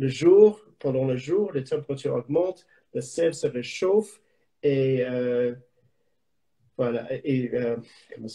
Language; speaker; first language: French; non-native, learner; English